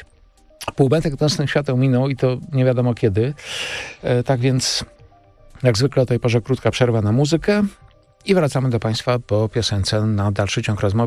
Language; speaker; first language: Polish; native; Polish